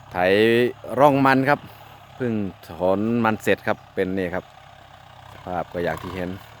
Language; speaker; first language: Thai; native; Thai